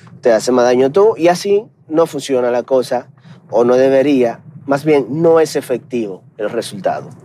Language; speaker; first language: Spanish; native; Spanish